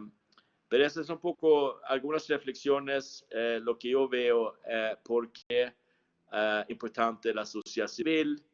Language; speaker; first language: Spanish; non-native, fluent; Swedish